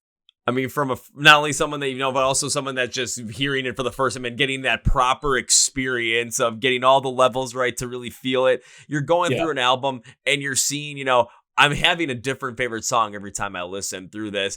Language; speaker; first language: English; native; English